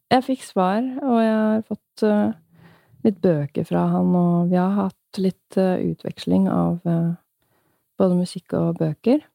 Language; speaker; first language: Norwegian; native; Norwegian